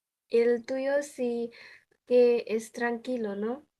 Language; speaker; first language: Spanish; non-native, learner; Bangla